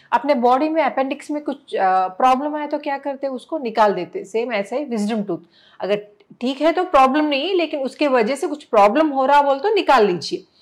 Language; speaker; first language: Hindi; non-native, local second language; Telugu